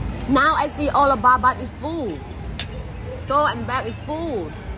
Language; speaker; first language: English; non-native, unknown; Thai